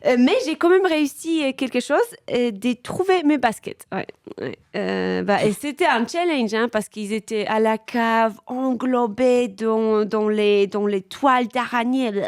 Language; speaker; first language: French; non-native, fluent; Polish